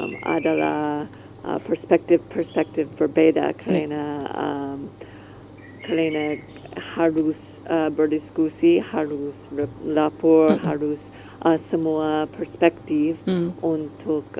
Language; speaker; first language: Indonesian; non-native, learner; English